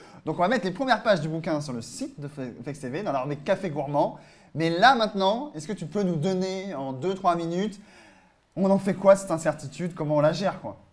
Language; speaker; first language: French; native; French